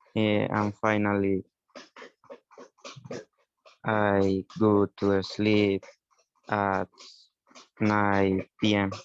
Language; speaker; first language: English; non-native, learner; Spanish